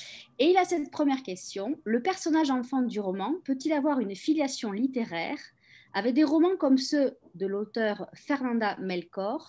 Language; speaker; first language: French; native; French